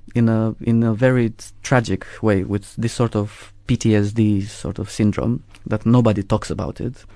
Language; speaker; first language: English; non-native, fluent; Romanian